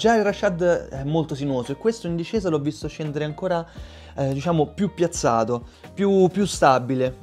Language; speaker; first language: Italian; native; Italian